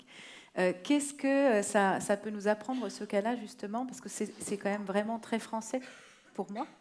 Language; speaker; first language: French; native; French